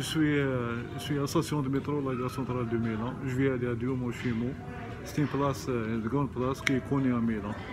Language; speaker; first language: French; non-native, local second language; Arabic